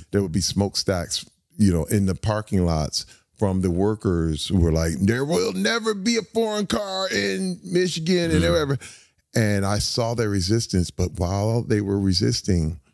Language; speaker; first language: English; native; English